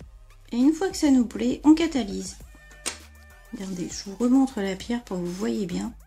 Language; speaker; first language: French; native; French